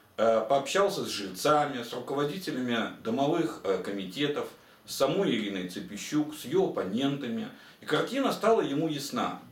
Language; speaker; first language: Russian; native; Russian